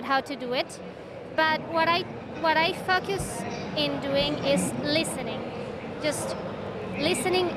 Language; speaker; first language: English; non-native, fluent; Spanish